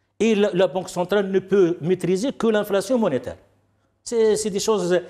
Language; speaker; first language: French; non-native, local second language; Arabic